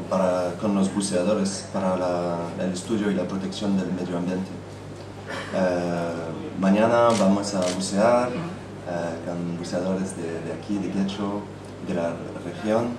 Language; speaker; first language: Spanish; non-native, fluent; French